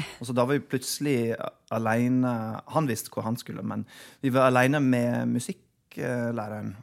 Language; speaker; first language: Norwegian; non-native, fluent; English